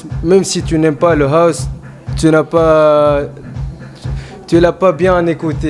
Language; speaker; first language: French; non-native, fluent; Arabic